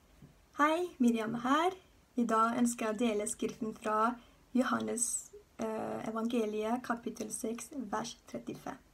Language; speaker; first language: Norwegian; non-native, fluent; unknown